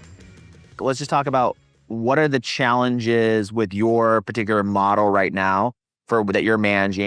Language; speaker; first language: English; native; English